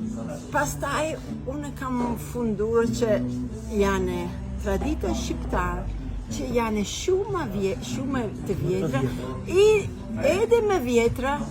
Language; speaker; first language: Albanian; non-native, learner; Italian